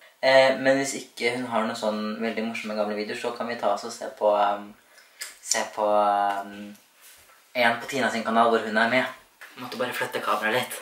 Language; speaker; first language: Norwegian; native; Norwegian